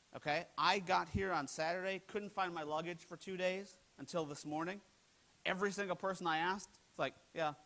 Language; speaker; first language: English; native; English